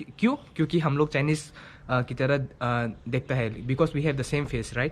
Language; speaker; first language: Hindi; non-native, local second language; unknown